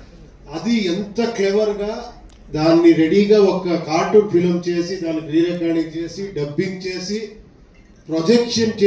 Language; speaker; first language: Telugu; non-native, fluent; Kannada